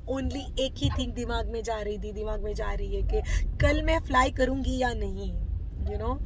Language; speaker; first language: Hindi; non-native, local second language; Gujarati